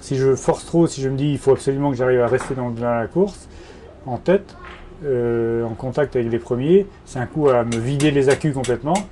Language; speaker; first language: French; native; French